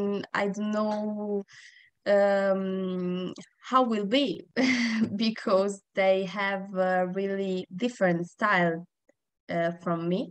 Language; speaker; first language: English; non-native, learner; Italian